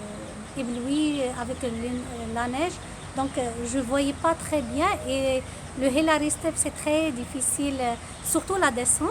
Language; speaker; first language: French; non-native, local second language; Arabic